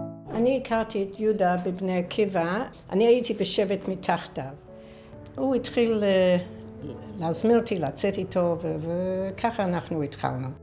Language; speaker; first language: Hebrew; non-native, fluent; English